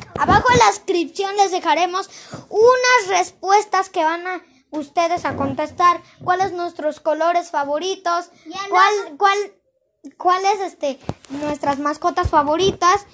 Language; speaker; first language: Spanish; native; Spanish